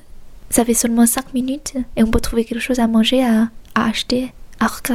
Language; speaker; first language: French; non-native, fluent; Chinese